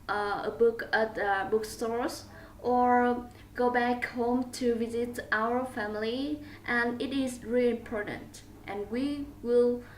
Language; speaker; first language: English; non-native, learner; Vietnamese